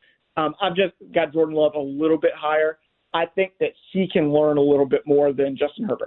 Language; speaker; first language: English; native; English